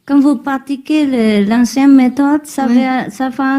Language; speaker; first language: French; non-native, learner; Chinese